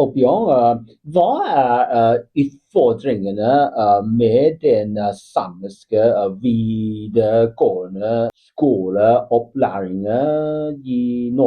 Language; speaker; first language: Danish; non-native, learner; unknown